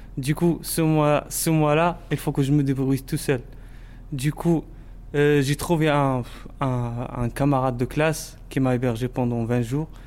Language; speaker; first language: French; non-native, local second language; Arabic